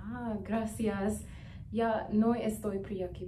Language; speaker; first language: Spanish; non-native, learner; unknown